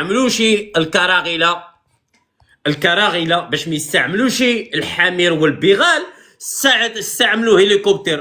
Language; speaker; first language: Arabic; native; Arabic